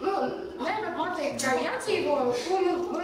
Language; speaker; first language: Latvian; non-native, local second language; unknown